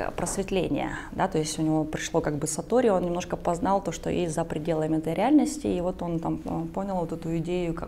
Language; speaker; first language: Russian; native; Russian